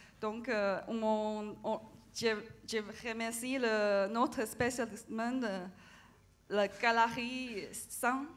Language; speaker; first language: French; non-native, learner; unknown